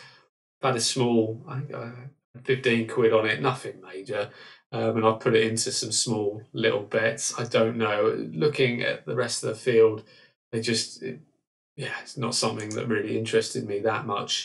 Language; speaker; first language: English; native; English